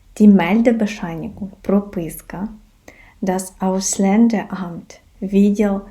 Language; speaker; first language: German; non-native, fluent; Ukrainian